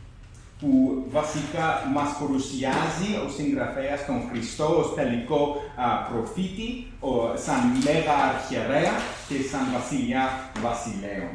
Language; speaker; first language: Greek; non-native, fluent; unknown